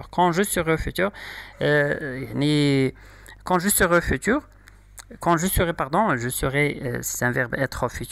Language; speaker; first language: French; non-native, local second language; Arabic